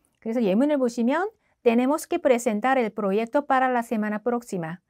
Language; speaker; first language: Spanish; non-native, fluent; Korean